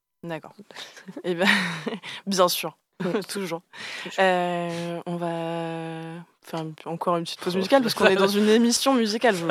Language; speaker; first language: French; native; French